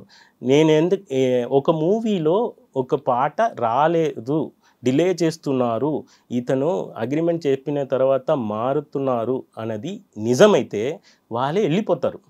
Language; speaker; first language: Telugu; non-native, fluent; Tamil